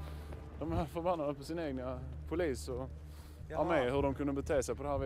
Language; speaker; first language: Swedish; native; Swedish